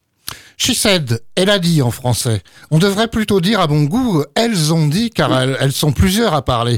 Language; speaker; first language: French; native; French